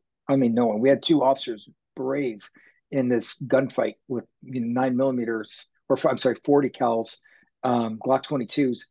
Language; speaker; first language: English; native; English